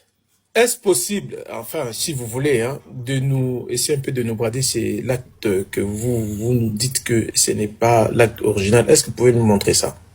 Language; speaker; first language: French; non-native, local second language; Lingala